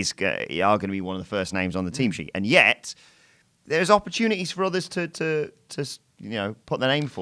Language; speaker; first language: English; native; English